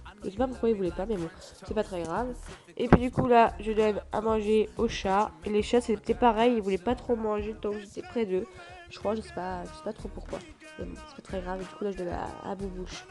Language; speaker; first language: French; native; French